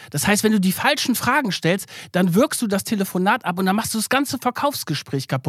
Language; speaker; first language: German; early bilingual, other home language; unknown